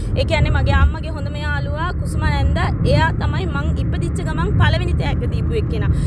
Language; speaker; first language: Sinhala; non-native, local second language; Tamil